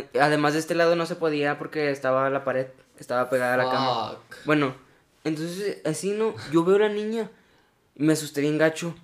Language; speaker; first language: Spanish; native; Spanish